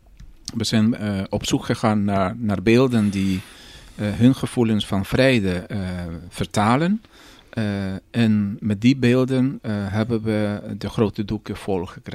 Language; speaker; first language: Dutch; non-native, fluent; Spanish